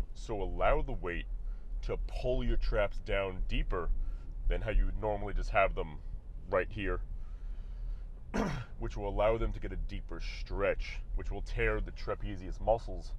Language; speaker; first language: English; native; English